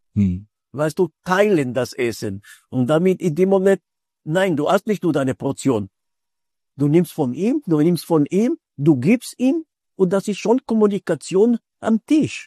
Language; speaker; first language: German; non-native, fluent; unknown